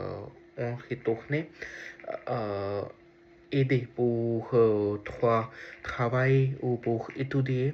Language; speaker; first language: French; non-native, learner; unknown